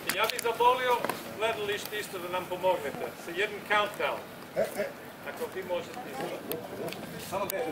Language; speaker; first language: Serbian; non-native, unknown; English